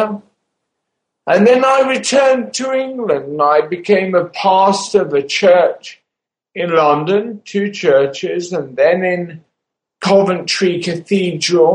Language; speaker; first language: English; native; English